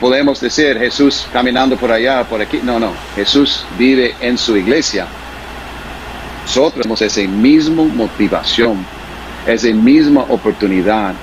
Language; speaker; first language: Spanish; non-native, fluent; English